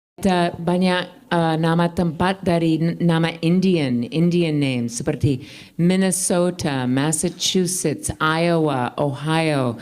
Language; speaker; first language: Indonesian; non-native, fluent; English